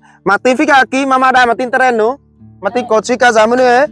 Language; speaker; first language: Portuguese; non-native, learner; Vietnamese